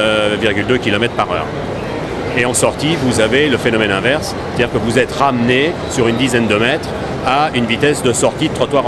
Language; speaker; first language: French; native; French